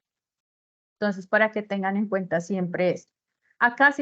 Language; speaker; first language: Spanish; native; Spanish